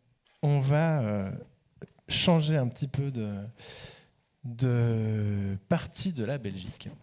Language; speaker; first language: French; native; French